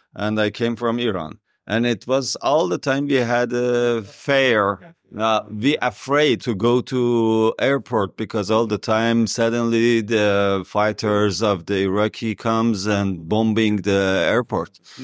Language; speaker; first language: English; non-native, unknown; Persian